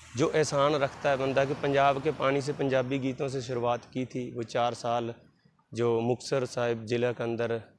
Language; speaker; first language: Hindi; non-native, local second language; Punjabi